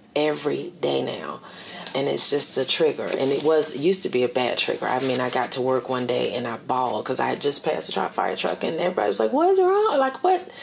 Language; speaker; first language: English; native; English